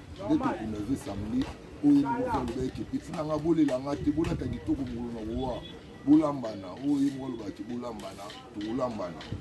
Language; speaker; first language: Lingala; native; Lingala